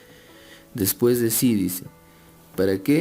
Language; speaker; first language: Spanish; native; Spanish